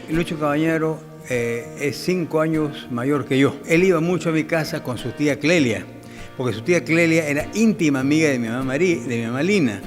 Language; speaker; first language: Spanish; native; Spanish